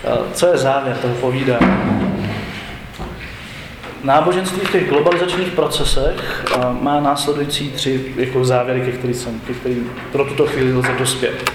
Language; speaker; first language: Czech; native; Czech